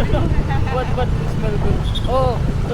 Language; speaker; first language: English; non-native, learner; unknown